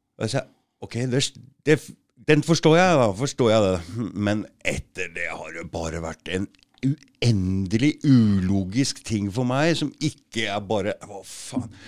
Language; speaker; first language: Norwegian; native; Norwegian